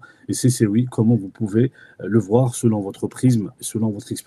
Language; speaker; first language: French; native; French